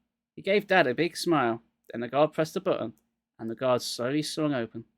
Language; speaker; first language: English; native; English